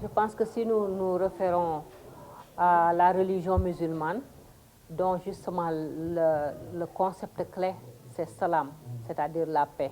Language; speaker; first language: French; non-native, local second language; Fula